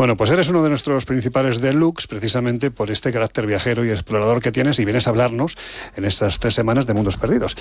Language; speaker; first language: Spanish; native; Spanish